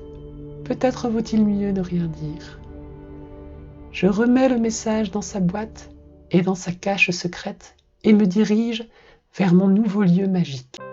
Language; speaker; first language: French; native; French